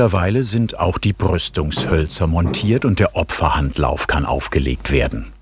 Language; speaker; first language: German; native; German